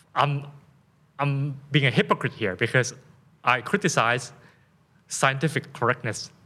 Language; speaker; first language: English; non-native, fluent; Thai